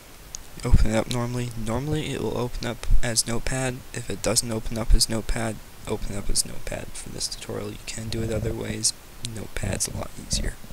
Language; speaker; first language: English; native; English